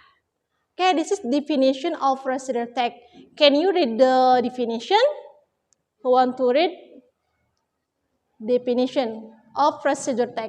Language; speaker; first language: English; non-native, learner; Indonesian